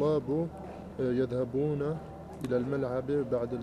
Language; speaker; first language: Arabic; non-native, learner; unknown